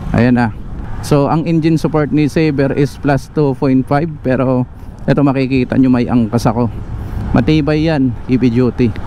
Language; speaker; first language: Filipino; native; Filipino